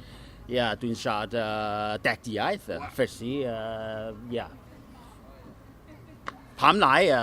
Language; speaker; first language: Welsh; non-native, learner; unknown